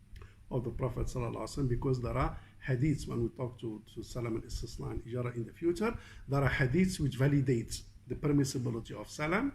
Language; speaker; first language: English; non-native, fluent; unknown